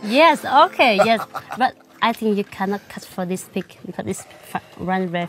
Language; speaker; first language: English; non-native, learner; Iu Mien